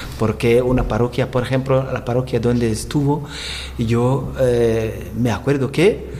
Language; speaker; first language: Spanish; non-native, learner; Rundi